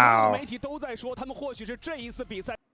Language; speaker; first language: Chinese; native; Chinese